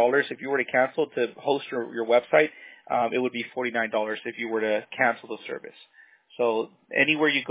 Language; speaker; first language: English; early bilingual, other home language; Spanish